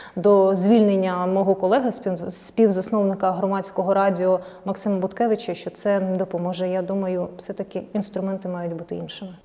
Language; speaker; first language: Ukrainian; native; Ukrainian